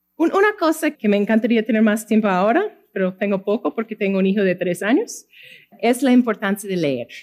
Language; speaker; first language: Spanish; non-native, fluent; English